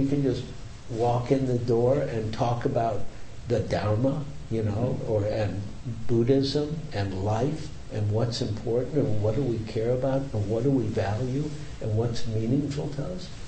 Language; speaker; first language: English; native; English